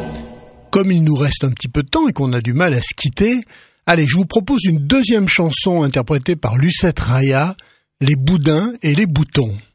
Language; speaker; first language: French; native; French